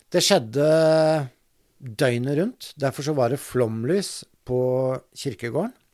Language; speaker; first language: Norwegian; native; Norwegian